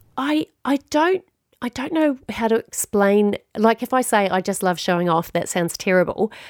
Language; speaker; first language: English; native; English